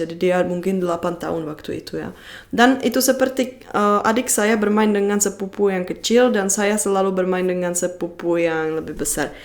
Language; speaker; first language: Indonesian; non-native, fluent; Czech